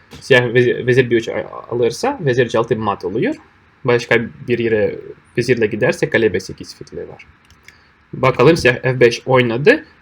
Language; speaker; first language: Turkish; non-native, fluent; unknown